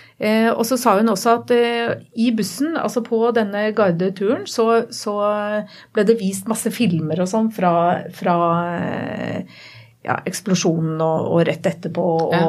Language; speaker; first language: Norwegian; native; Norwegian